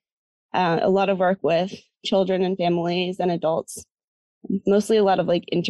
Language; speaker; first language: English; native; English